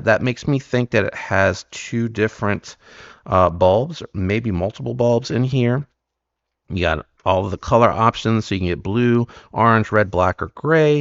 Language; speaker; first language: English; native; English